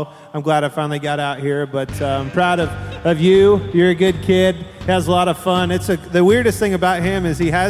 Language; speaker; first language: English; native; English